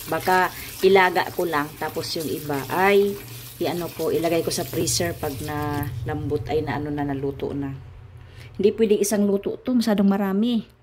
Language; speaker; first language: Filipino; non-native, local second language; Cebuano